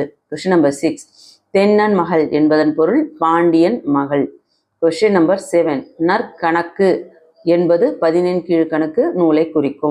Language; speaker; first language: Tamil; native; Tamil